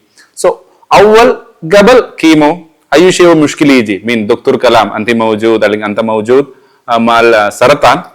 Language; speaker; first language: Arabic; non-native, learner; Malayalam